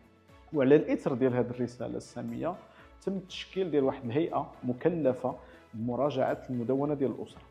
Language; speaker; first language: Arabic; native; Arabic